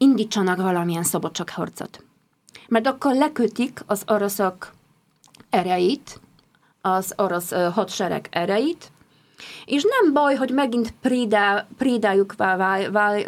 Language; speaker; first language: Hungarian; non-native, fluent; Polish